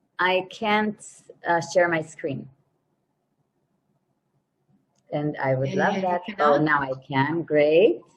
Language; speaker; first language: English; non-native, fluent; Hebrew